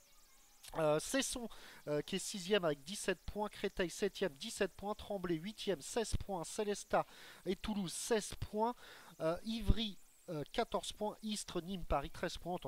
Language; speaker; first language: French; native; French